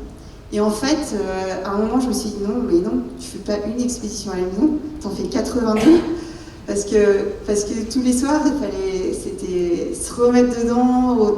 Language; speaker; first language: French; native; French